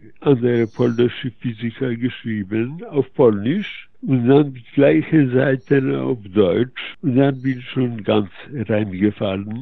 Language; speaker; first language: German; early bilingual, heritage; Polish